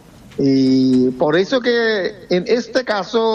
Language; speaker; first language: Spanish; non-native, fluent; Bangla